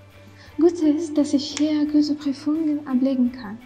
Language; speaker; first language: German; non-native, learner; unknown